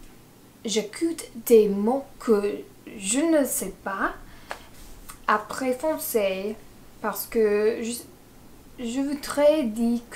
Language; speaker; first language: French; non-native, learner; English